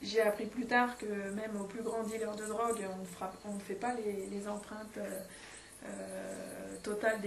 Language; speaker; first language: French; native; French